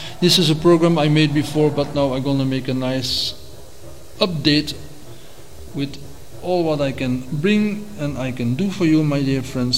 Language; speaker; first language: English; non-native, fluent; Dutch